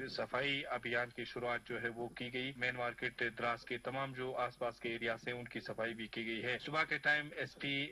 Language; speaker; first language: Urdu; non-native, local second language; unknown